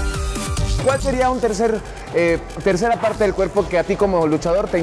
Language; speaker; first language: Spanish; native; Spanish